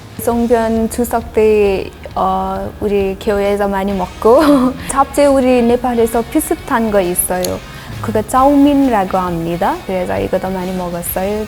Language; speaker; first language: Korean; non-native, learner; Nepali